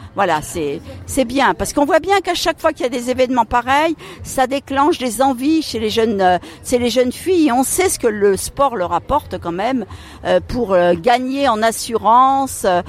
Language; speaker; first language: French; native; French